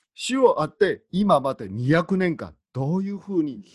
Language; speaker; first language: Japanese; non-native, learner; Chinese